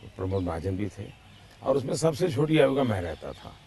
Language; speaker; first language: Hindi; non-native, local second language; Gujarati